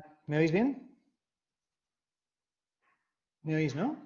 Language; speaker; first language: Spanish; native; Spanish